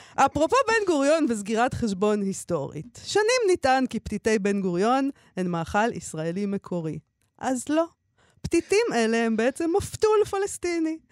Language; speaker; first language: Hebrew; native; Hebrew